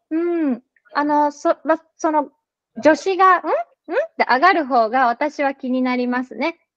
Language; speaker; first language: Japanese; native; Japanese